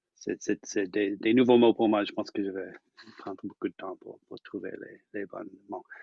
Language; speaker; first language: French; non-native, learner; English